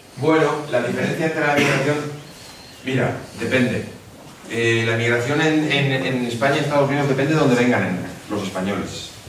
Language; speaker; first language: Spanish; native; Spanish